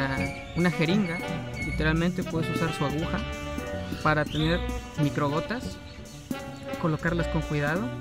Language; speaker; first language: Spanish; native; Spanish